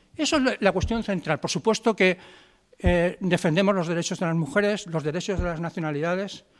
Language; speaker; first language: Spanish; native; Spanish